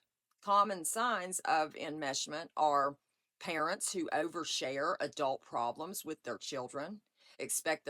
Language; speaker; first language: English; native; English